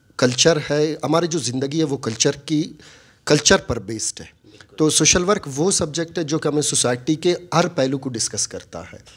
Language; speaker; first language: Urdu; non-native, local second language; Baluchi